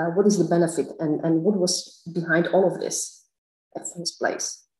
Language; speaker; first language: English; non-native, fluent; Slovak